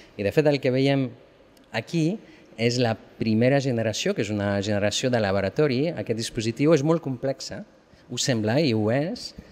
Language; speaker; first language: Catalan; non-native, fluent; French